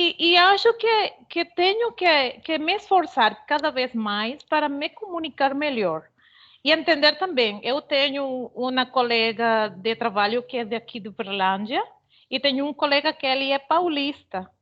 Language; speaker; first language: Portuguese; non-native, fluent; Spanish